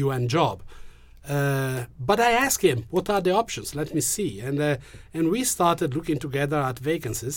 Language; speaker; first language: English; non-native, fluent; Italian